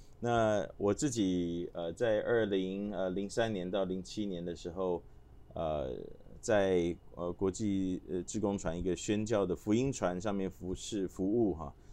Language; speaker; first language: Chinese; native; Chinese